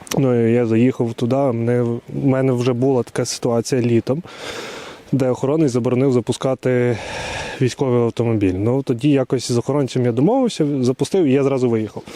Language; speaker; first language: Ukrainian; native; Ukrainian